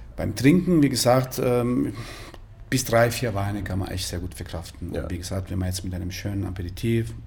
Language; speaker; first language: German; non-native, fluent; Italian